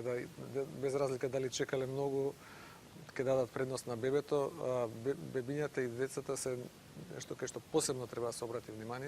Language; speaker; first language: Macedonian; native; Macedonian